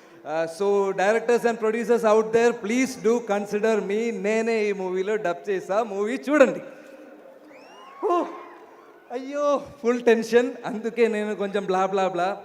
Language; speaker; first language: Telugu; non-native, learner; Malayalam